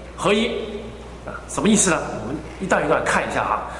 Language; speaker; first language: Chinese; non-native, fluent; Cantonese